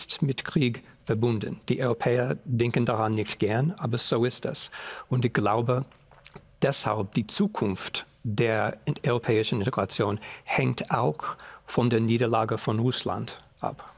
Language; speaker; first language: German; non-native, fluent; English